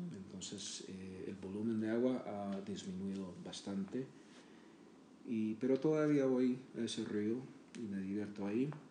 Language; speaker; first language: Spanish; native; Spanish